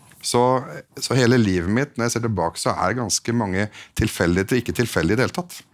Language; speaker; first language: Norwegian; early bilingual, other home language; Arabic